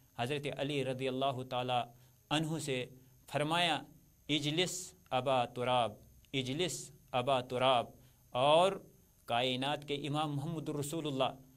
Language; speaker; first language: Urdu; non-native, local second language; Kashmiri